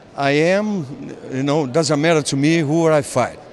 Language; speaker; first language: English; non-native, fluent; Portuguese